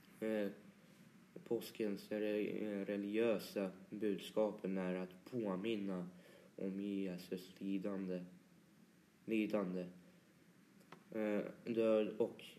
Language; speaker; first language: Swedish; early bilingual, other home language; Polish